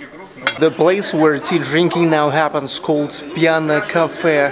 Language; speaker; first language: English; non-native, fluent; Russian